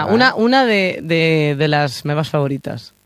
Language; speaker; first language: Catalan; non-native, learner; Spanish